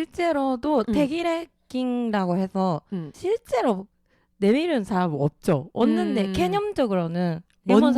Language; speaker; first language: Korean; early bilingual, heritage; Japanese